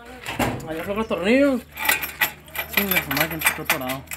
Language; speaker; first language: Spanish; native; Spanish